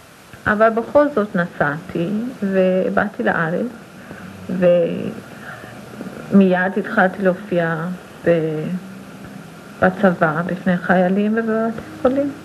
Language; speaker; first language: Hebrew; non-native, fluent; Spanish